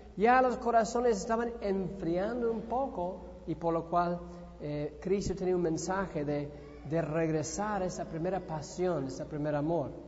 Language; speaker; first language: Spanish; non-native, fluent; English